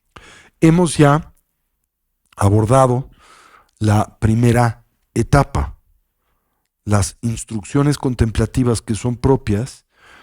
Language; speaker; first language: Spanish; native; Spanish